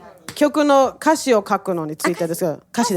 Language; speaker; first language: Japanese; native; Japanese